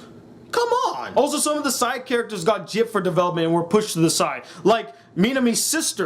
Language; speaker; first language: English; native; English